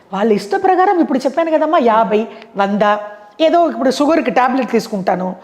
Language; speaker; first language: Telugu; non-native, local second language; Tamil